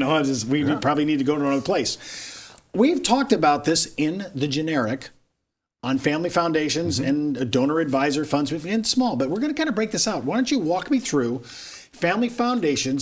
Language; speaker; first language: English; native; English